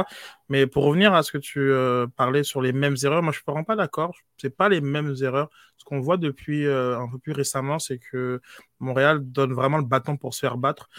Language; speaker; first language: French; native; French